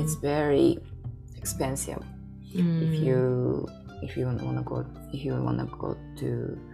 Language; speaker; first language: English; non-native, learner; Japanese